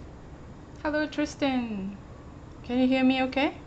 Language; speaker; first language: English; non-native, fluent; Japanese